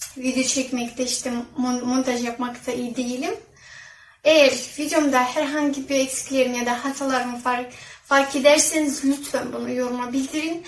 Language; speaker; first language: Turkish; non-native, fluent; Kazakh